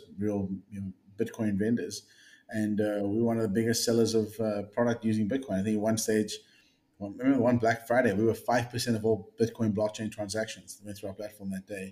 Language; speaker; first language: English; native; English